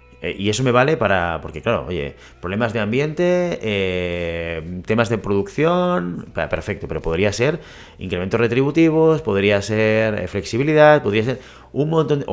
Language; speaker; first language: Spanish; native; Spanish